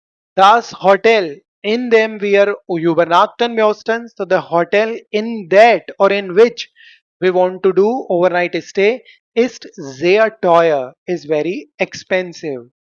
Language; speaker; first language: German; non-native, fluent; Hindi